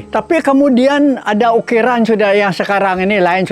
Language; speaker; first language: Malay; non-native, local second language; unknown